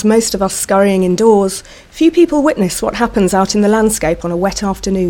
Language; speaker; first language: English; native; English